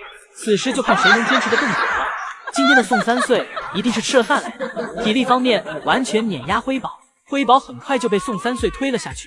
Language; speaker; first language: Chinese; native; Chinese